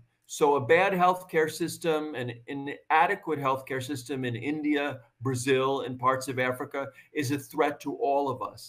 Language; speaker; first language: English; native; English